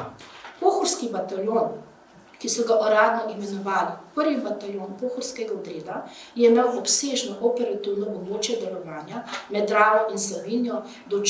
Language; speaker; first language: Slovenian; native; Slovenian